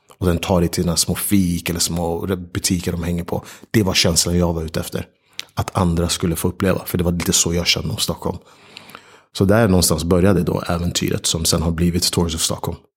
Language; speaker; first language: Swedish; early bilingual, other home language; Ganda